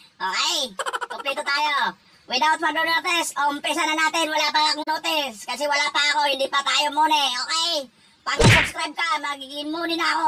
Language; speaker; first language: Filipino; non-native, local second language; Iloko